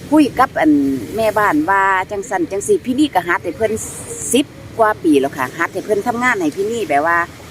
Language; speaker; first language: Thai; non-native, local second language; Northeastern Thai